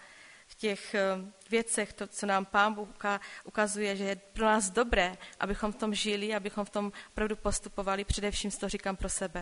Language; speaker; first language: Czech; non-native, local second language; Polish